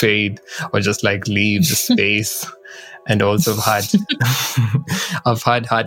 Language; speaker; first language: English; non-native, local second language; Kikuyu